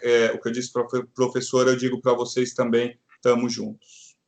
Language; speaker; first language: Portuguese; native; Portuguese